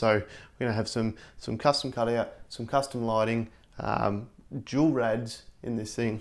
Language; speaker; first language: English; native; English